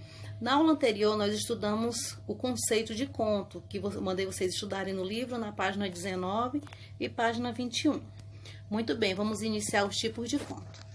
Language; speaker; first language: Portuguese; native; Portuguese